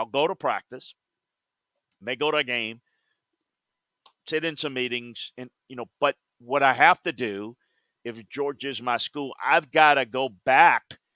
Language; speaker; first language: English; native; English